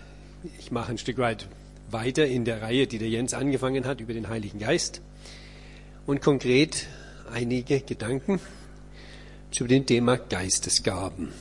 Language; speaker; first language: German; native; German